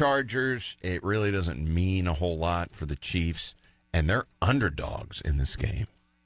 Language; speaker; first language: English; native; English